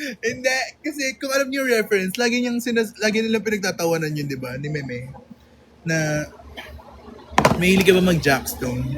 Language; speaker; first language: Filipino; native; Filipino